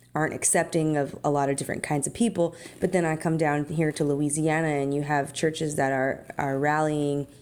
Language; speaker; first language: English; native; English